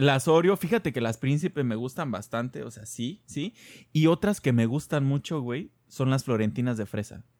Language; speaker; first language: Spanish; native; Spanish